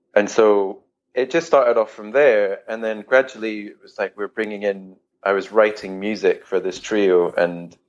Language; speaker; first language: English; native; English